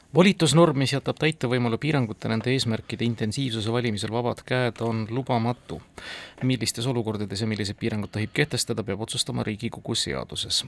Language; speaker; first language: Estonian; native; Estonian